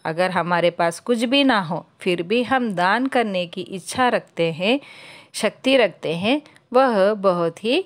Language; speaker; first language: Hindi; non-native, local second language; Telugu